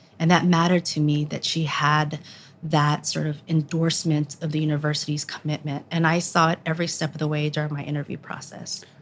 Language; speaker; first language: English; early bilingual, other home language; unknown